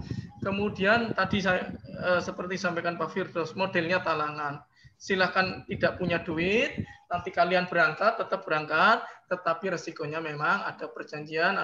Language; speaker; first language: Indonesian; native; Indonesian